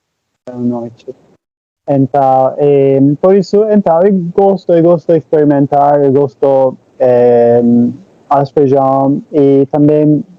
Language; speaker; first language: Portuguese; non-native, learner; Turkish